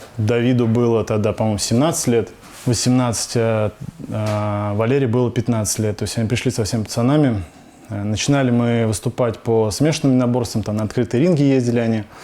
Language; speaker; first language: Russian; native; Russian